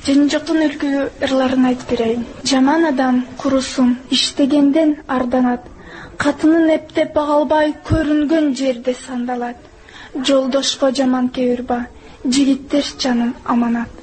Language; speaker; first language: Kyrgyz; non-native, local second language; Russian